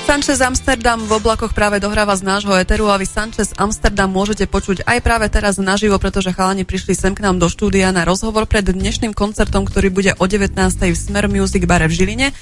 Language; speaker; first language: Slovak; native; Slovak